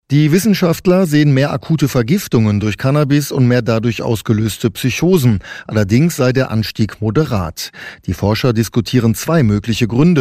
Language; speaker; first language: German; native; German